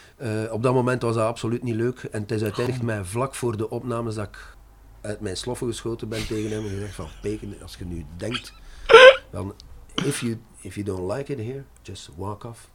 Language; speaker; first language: Dutch; non-native, local second language; French